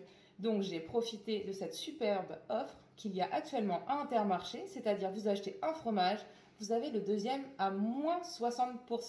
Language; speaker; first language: French; native; French